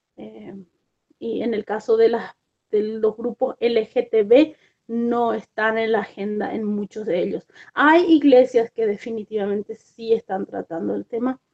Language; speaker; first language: Spanish; native; Spanish